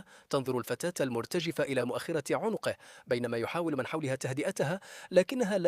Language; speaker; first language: Arabic; native; Arabic